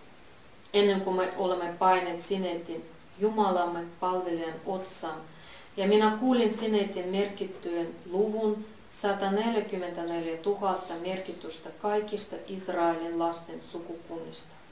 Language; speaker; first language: Finnish; non-native, fluent; Russian